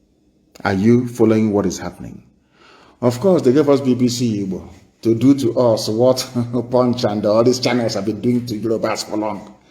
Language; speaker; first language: English; non-native, local second language; Igbo